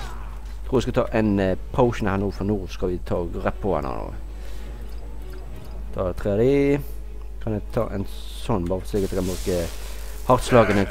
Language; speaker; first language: Norwegian; native; Norwegian